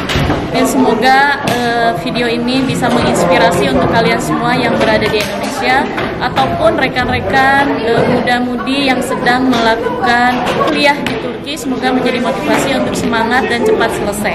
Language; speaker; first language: Indonesian; native; Indonesian